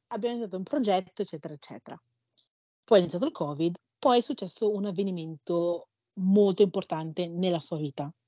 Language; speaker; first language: Italian; early bilingual, other home language; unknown